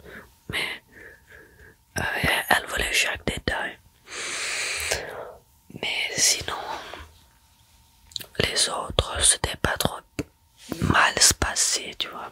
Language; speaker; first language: French; early bilingual, heritage; French